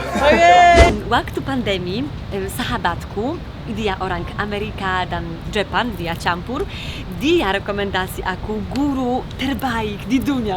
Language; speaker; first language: Indonesian; non-native, fluent; Polish